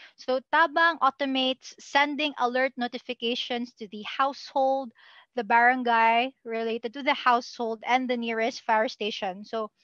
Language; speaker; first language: English; non-native, local second language; Cebuano